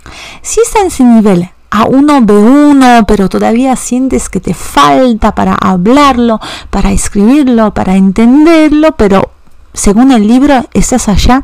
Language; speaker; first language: Spanish; non-native, fluent; Polish